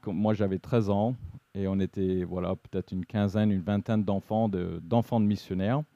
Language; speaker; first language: French; non-native, fluent; English